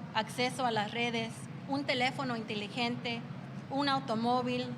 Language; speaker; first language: Spanish; early bilingual, other home language; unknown